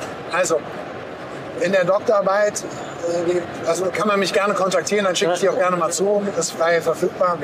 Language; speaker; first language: German; native; German